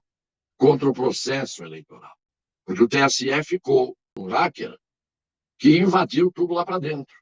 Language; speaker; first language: Portuguese; native; Portuguese